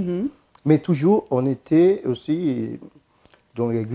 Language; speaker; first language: French; non-native, fluent; Spanish